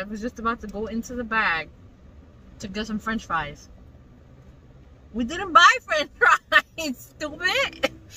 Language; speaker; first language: English; early bilingual, other home language; Spanish